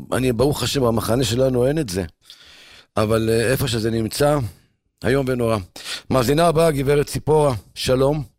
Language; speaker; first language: Hebrew; native; Hebrew